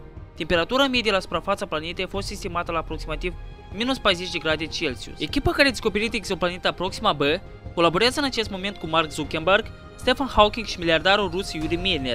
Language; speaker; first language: Romanian; native; Romanian